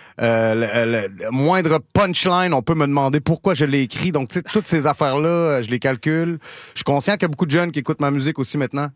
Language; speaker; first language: French; native; French